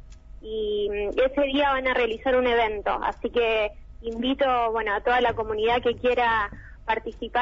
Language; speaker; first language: Spanish; native; Spanish